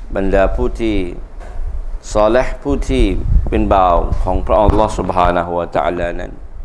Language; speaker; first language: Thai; non-native, local second language; Malay